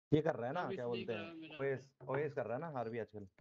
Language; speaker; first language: Hindi; native; Hindi